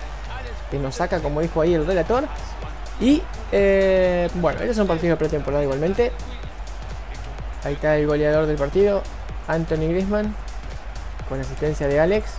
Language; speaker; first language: Spanish; native; Spanish